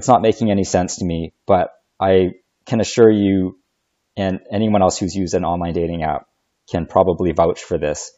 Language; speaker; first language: English; native; English